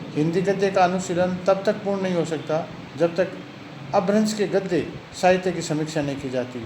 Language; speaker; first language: Hindi; native; Hindi